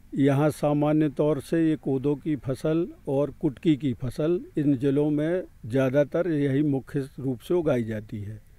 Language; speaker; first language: Hindi; native; Hindi